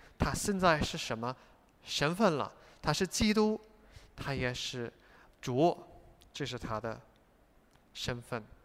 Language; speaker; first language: Chinese; non-native, fluent; English